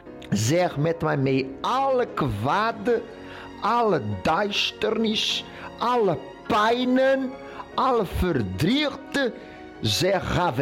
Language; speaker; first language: Dutch; non-native, fluent; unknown